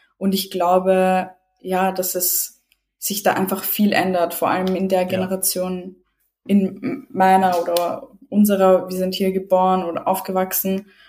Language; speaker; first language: German; early bilingual, other home language; Serbian